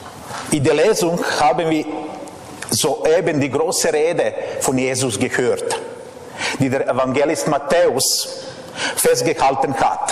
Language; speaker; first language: German; non-native, fluent; Serbian